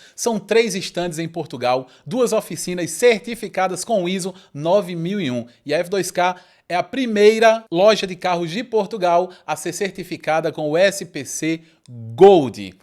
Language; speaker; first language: Portuguese; native; Portuguese